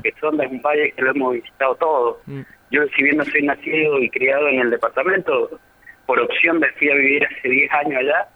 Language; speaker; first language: Spanish; native; Spanish